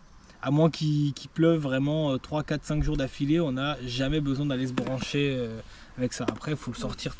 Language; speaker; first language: French; native; French